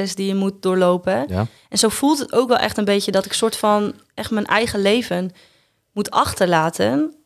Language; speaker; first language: Dutch; native; Dutch